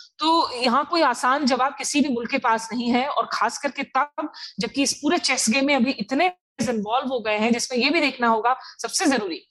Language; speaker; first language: Hindi; native; Hindi